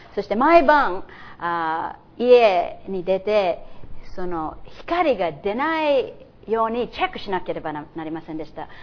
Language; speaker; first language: Japanese; non-native, fluent; English